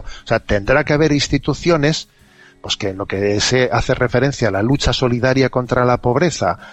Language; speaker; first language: Spanish; native; Spanish